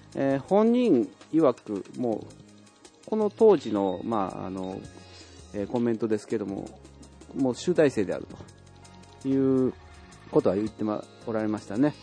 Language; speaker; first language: Japanese; native; Japanese